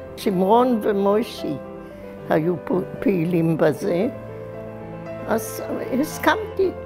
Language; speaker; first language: Hebrew; non-native, fluent; German